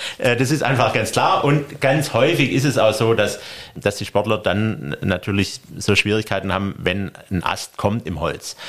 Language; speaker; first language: German; native; German